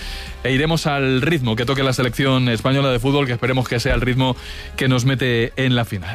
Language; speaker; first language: Spanish; native; Spanish